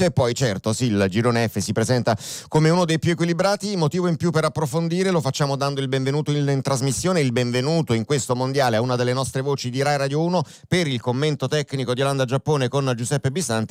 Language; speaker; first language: Italian; native; Italian